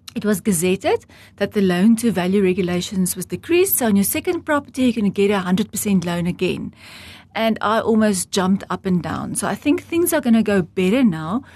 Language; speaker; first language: English; non-native, local second language; Afrikaans